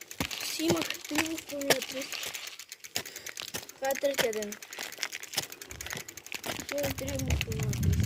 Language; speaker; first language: Bulgarian; native; Bulgarian